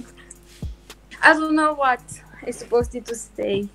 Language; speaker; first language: English; non-native, learner; Romanian